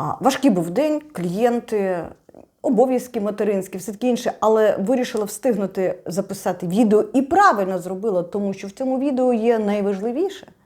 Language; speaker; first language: Ukrainian; non-native, local second language; Russian